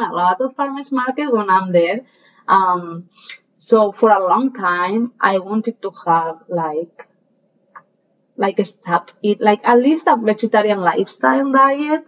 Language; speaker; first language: English; non-native, fluent; Spanish